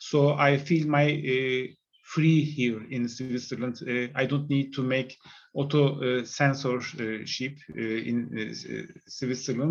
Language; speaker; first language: English; non-native, learner; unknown